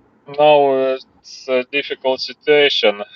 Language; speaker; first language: English; non-native, learner; Russian